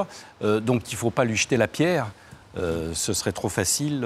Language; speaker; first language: French; native; French